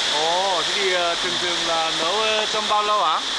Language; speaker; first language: Vietnamese; non-native, fluent; Korean